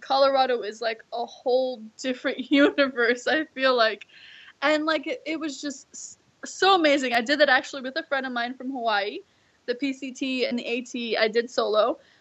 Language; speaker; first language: English; native; English